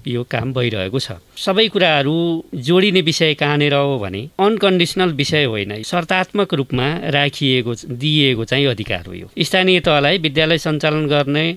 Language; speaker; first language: Nepali; native; Nepali